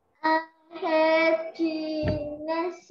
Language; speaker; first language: English; non-native, learner; Vietnamese